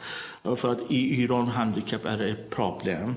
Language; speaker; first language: Swedish; non-native, learner; Persian